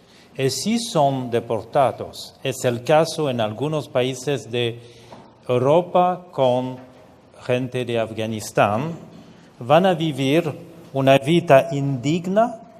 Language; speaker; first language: Spanish; non-native, fluent; French